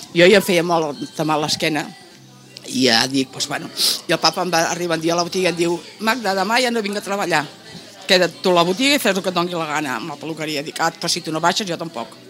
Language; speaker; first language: Catalan; native; Catalan